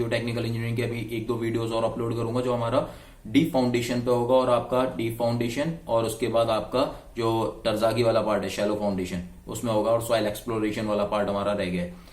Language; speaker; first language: Hindi; native; Hindi